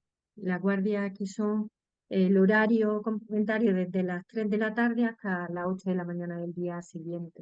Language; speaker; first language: Spanish; native; Spanish